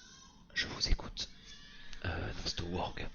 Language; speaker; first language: French; native; French